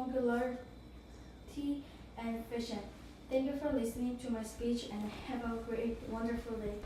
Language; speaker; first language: English; non-native, learner; Korean